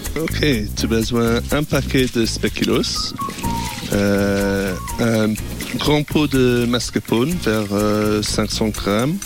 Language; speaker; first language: French; non-native, learner; English